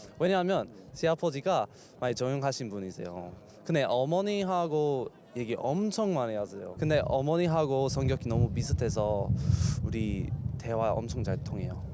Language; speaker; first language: Korean; non-native, fluent; English